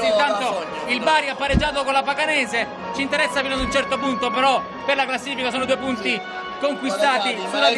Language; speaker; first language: Italian; native; Italian